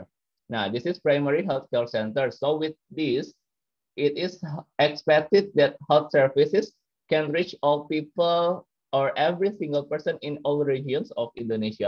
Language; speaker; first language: English; non-native, learner; Indonesian